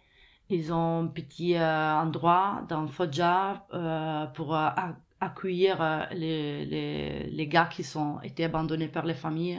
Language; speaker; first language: French; non-native, fluent; Italian